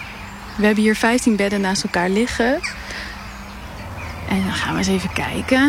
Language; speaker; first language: Dutch; native; Dutch